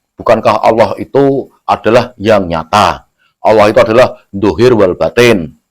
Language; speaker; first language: Indonesian; non-native, local second language; Javanese